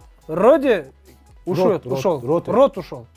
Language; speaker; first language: Russian; non-native, learner; Kazakh